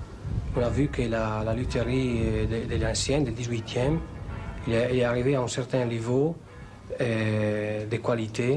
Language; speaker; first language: French; non-native, fluent; Italian